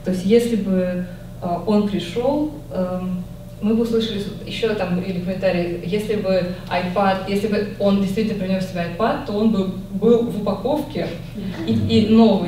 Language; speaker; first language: Russian; native; Russian